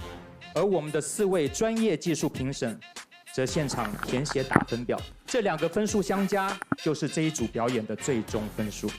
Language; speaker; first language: Chinese; native; Chinese